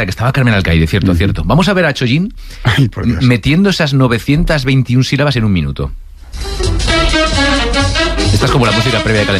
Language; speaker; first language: Spanish; native; Spanish